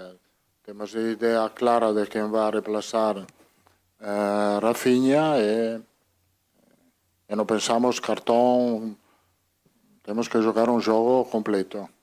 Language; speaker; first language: Portuguese; non-native, fluent; Italian